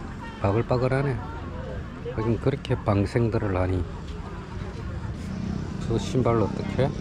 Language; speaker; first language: Korean; native; Korean